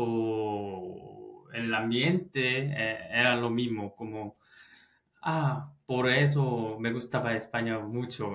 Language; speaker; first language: Spanish; non-native, learner; Korean